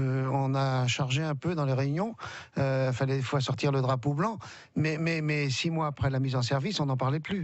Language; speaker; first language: French; native; French